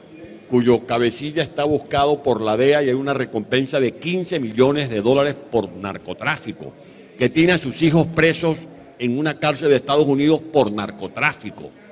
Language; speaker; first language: Spanish; native; Spanish